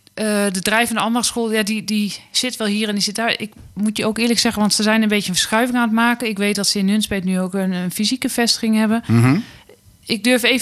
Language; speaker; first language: Dutch; native; Dutch